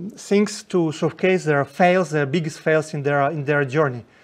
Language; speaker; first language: English; non-native, fluent; Ukrainian